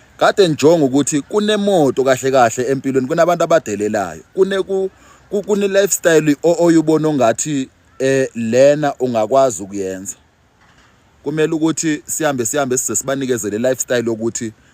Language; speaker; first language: Zulu; non-native, local second language; Xhosa